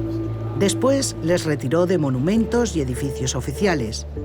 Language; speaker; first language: Spanish; native; Spanish